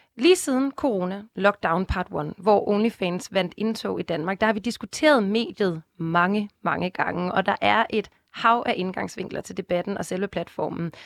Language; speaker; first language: Danish; native; Danish